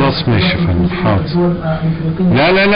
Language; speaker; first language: Arabic; native; Arabic